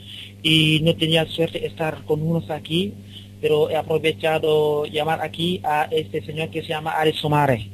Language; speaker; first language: Spanish; non-native, learner; Wolof